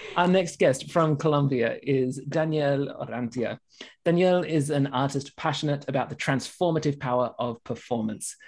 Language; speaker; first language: English; native; English